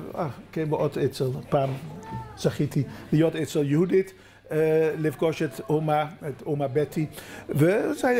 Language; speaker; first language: Hebrew; non-native, fluent; Dutch